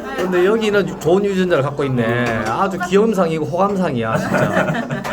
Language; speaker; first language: Korean; native; Korean